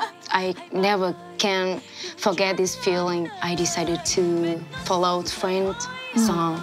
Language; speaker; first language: English; non-native, learner; Vietnamese